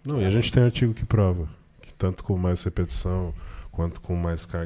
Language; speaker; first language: Portuguese; native; Portuguese